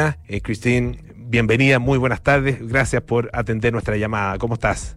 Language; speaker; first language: Spanish; native; Spanish